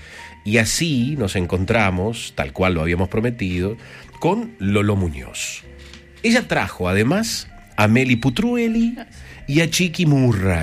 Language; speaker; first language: Spanish; native; Spanish